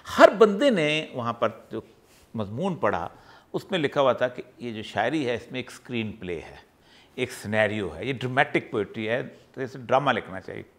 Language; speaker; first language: Urdu; non-native, local second language; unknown